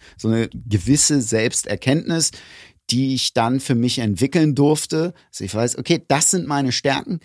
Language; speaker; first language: German; early bilingual, other home language; Greek